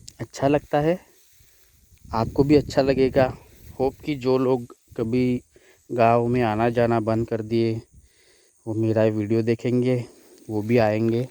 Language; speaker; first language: Hindi; non-native, local second language; Marathi